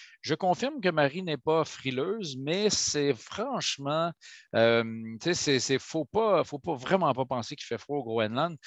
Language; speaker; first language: French; native; French